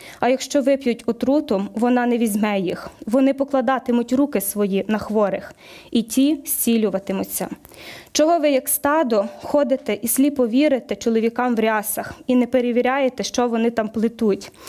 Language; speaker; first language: Ukrainian; native; Ukrainian